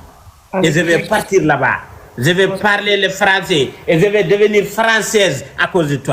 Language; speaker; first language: French; non-native, local second language; Fula